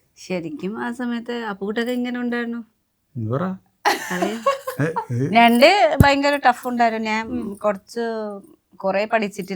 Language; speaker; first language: Malayalam; non-native, fluent; Nepali